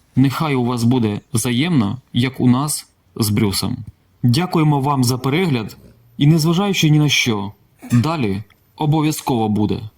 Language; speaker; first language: Ukrainian; non-native, local second language; Russian